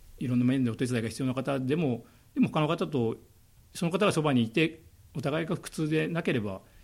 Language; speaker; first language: Japanese; native; Japanese